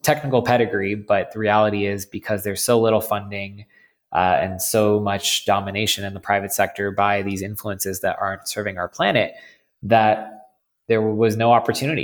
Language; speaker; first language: English; native; English